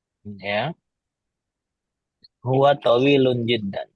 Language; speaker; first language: Arabic; non-native, fluent; Indonesian